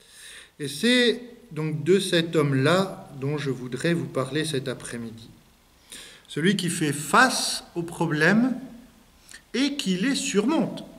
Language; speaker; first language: French; native; French